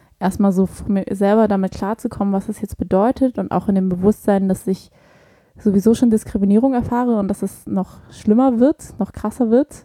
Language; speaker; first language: German; early bilingual, other home language; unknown